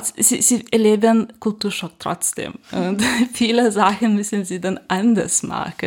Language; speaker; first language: German; non-native, fluent; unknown